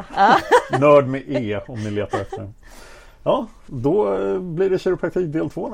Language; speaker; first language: Swedish; native; Swedish